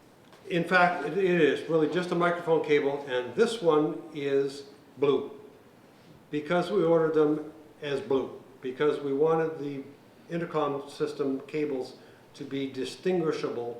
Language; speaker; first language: English; native; English